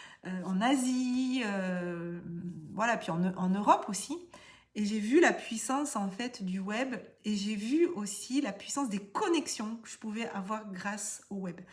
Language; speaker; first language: French; native; French